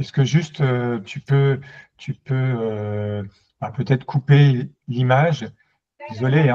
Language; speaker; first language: French; native; French